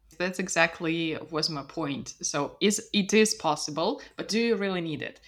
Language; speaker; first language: English; non-native, fluent; Russian